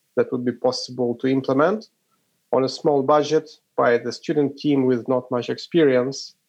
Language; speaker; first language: English; non-native, fluent; Ukrainian